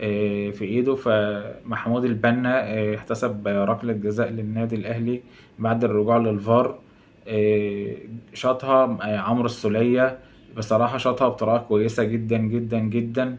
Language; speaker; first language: Arabic; native; Arabic